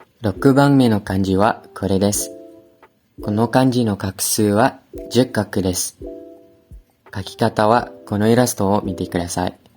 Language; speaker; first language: Japanese; non-native, learner; Indonesian